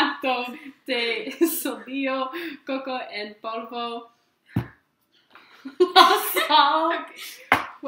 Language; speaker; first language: Spanish; non-native, learner; English